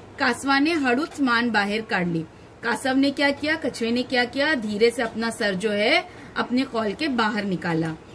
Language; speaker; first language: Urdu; native; Urdu